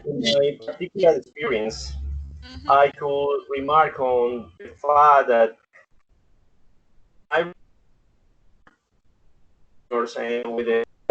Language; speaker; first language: English; non-native, learner; Spanish